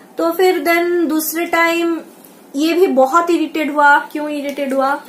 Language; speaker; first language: Hindi; non-native, local second language; Bangla